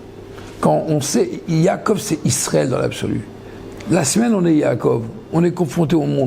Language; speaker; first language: French; native; French